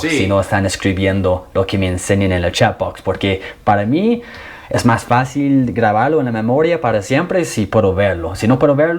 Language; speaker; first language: Spanish; non-native, fluent; English